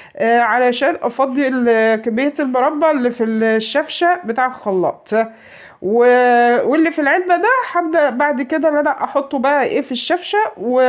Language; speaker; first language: Arabic; native; Arabic